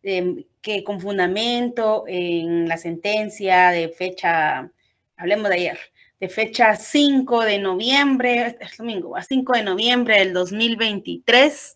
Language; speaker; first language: Spanish; native; Spanish